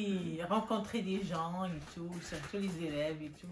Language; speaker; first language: French; non-native, local second language; Arabic